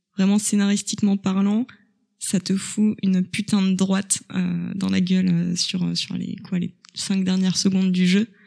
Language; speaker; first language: French; native; French